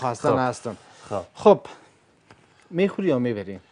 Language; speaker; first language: Persian; native; Persian